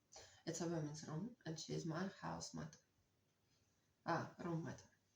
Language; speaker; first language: English; non-native, learner; Russian